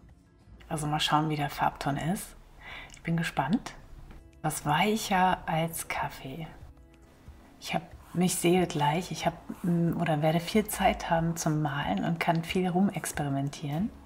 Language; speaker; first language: German; native; German